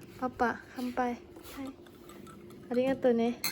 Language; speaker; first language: Japanese; non-native, learner; Thai